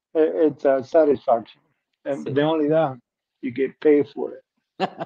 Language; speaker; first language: English; non-native, fluent; Spanish